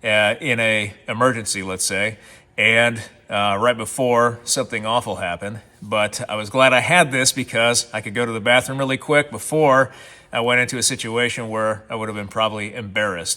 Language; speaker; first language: English; native; English